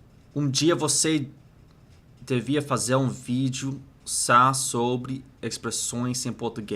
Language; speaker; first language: Portuguese; non-native, learner; English